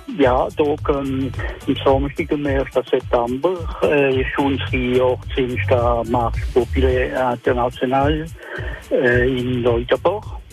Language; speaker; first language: German; non-native, local second language; Swiss German